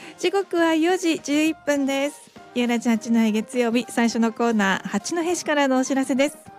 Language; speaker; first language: Japanese; native; Japanese